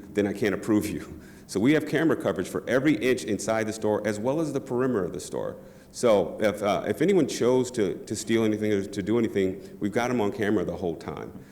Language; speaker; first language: English; native; English